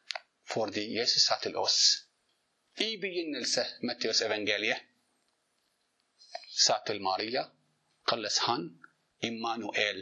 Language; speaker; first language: Swedish; non-native, learner; Arabic